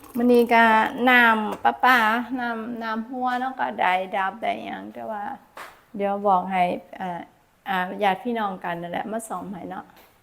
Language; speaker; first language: Thai; non-native, local second language; Northeastern Thai